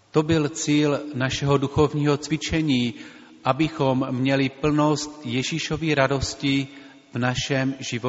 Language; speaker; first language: Czech; native; Czech